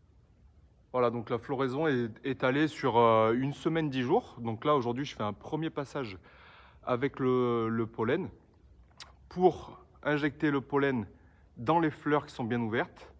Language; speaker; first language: French; native; French